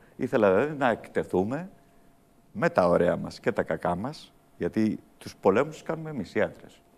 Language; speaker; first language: Greek; early bilingual, heritage; Greek